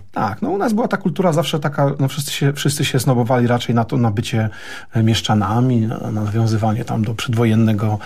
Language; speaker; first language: Polish; native; Polish